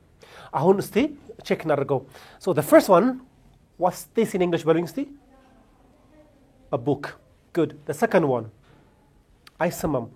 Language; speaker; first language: English; non-native, fluent; Amharic